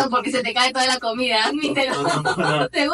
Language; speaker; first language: Spanish; native; Spanish